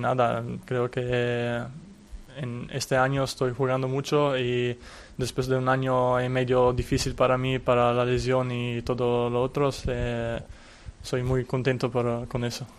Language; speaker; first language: Spanish; non-native, fluent; Italian